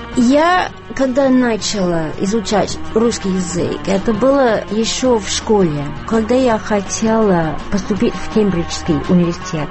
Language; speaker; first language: Russian; non-native, fluent; English